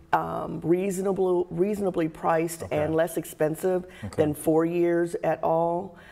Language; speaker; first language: English; native; English